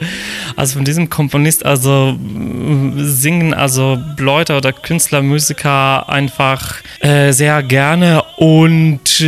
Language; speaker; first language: German; non-native, fluent; Polish